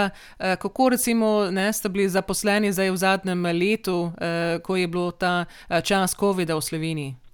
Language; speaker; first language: Slovenian; early bilingual, heritage; Slovenian